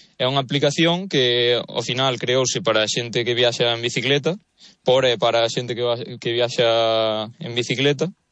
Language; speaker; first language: Galician; native; Galician